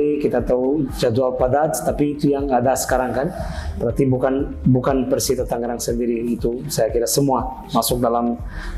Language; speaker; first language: Indonesian; non-native, fluent; Portuguese